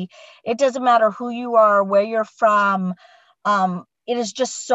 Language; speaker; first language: English; native; English